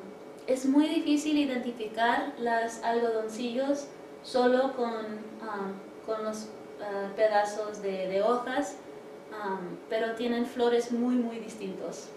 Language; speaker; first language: Spanish; early bilingual, heritage; English